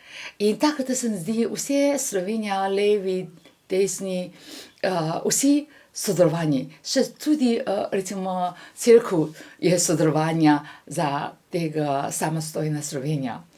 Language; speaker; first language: Slovenian; non-native, learner; Chinese